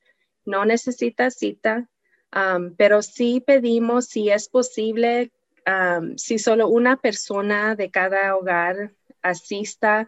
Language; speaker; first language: Spanish; non-native, learner; English